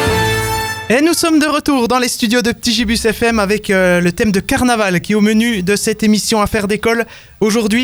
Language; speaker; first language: French; native; French